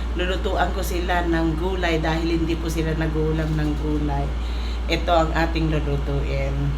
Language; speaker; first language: Filipino; native; Filipino